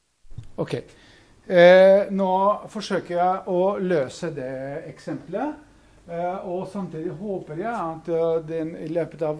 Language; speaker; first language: Norwegian; non-native, fluent; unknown